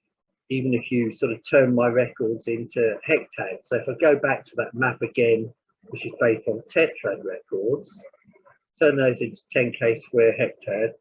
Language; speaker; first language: English; native; English